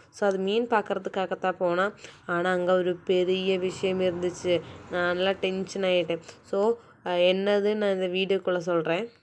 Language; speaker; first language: Tamil; non-native, local second language; Malayalam